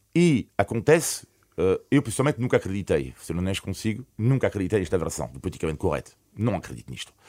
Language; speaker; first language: Portuguese; non-native, fluent; Ukrainian